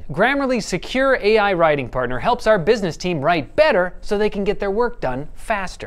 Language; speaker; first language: English; native; English